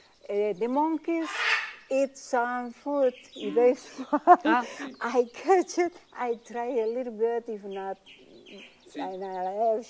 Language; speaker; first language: English; non-native, learner; Spanish